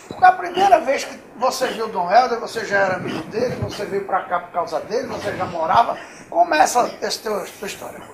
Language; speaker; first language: Portuguese; native; Portuguese